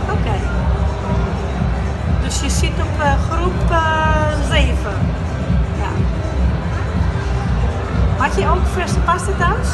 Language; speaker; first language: Dutch; non-native, learner; Italian